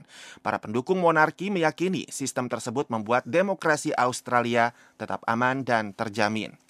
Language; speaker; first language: Indonesian; native; Indonesian